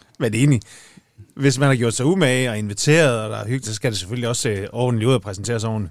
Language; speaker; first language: Danish; native; Danish